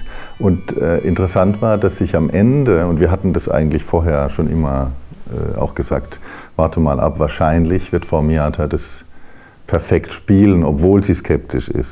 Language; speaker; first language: German; native; German